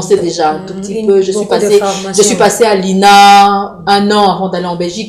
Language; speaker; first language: French; non-native, local second language; Lingala